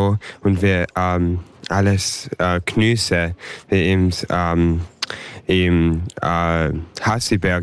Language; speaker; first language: German; early bilingual, heritage; English